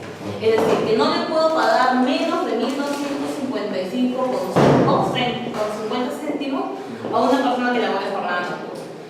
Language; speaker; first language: Spanish; native; Spanish